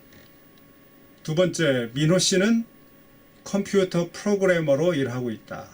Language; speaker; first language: Korean; native; Korean